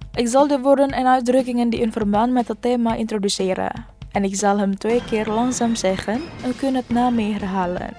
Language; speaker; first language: Dutch; non-native, fluent; Indonesian